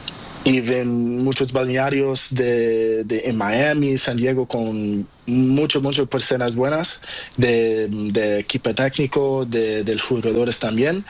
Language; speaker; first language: Spanish; non-native, learner; Portuguese